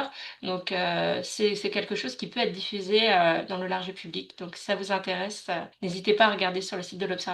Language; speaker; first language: French; native; French